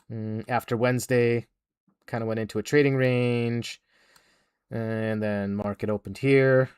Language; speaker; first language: English; native; English